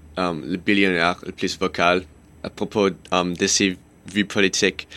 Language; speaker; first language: French; non-native, local second language; English